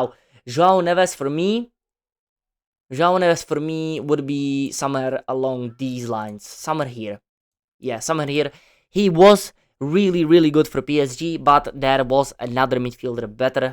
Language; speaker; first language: English; non-native, fluent; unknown